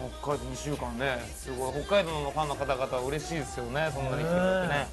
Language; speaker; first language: Japanese; native; Japanese